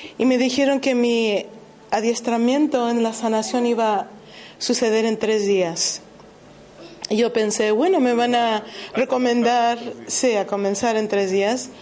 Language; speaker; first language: Spanish; early bilingual, heritage; Spanish